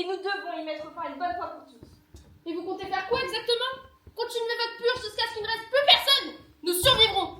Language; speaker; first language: French; native; French